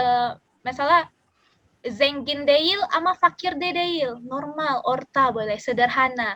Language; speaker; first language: Turkish; non-native, learner; Indonesian